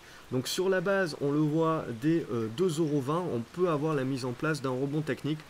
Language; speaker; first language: French; native; French